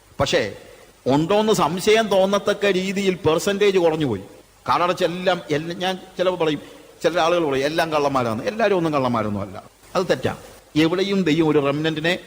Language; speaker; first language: Malayalam; native; Malayalam